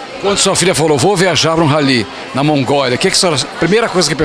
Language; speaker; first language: Portuguese; native; Portuguese